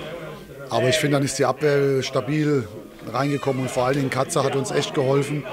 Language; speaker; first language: German; native; German